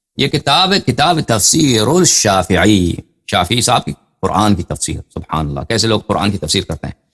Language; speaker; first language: Urdu; non-native, fluent; Persian